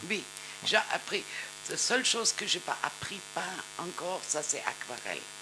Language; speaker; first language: French; non-native, learner; German